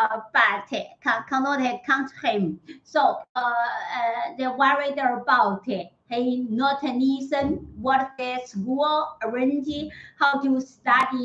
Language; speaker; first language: English; non-native, learner; Chinese